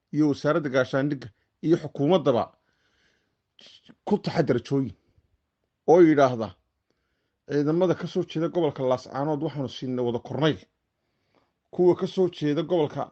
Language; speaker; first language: Somali; native; Somali